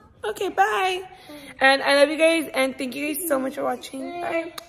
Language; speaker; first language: English; early bilingual, other home language; Spanish